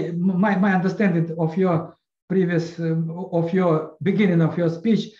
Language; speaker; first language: English; non-native, learner; Russian